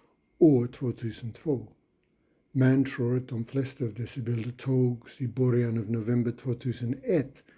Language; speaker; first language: Swedish; non-native, fluent; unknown